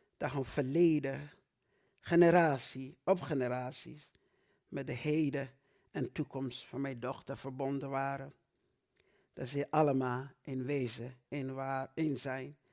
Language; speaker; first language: Dutch; non-native, fluent; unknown